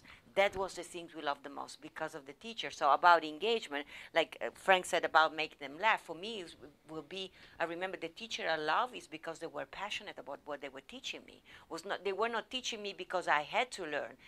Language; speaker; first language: English; non-native, fluent; Italian